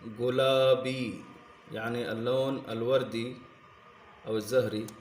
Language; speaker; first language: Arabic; non-native, fluent; Sindhi